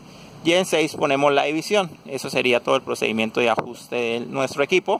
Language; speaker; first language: Spanish; native; Spanish